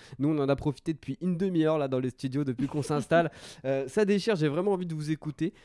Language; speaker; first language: French; native; French